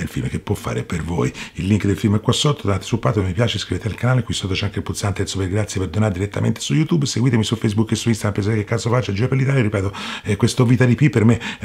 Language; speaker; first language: Italian; native; Italian